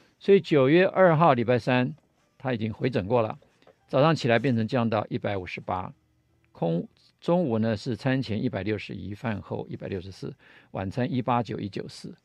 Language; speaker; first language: Chinese; native; Chinese